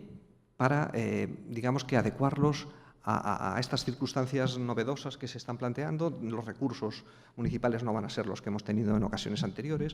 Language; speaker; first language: Spanish; native; Spanish